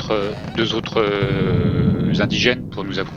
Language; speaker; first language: French; native; French